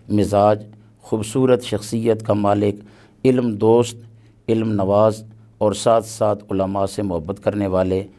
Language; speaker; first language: Urdu; non-native, local second language; Punjabi